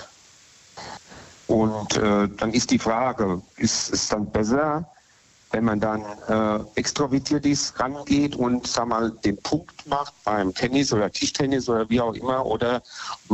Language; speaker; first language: German; native; German